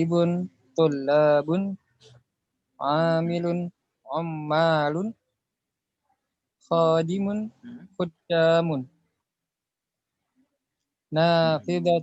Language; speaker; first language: Arabic; non-native, learner; Indonesian